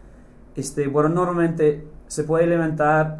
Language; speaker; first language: Spanish; non-native, fluent; English